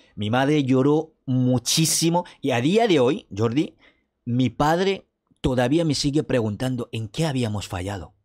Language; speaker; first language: Spanish; non-native, fluent; French